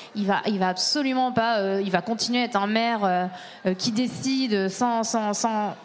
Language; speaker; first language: French; native; French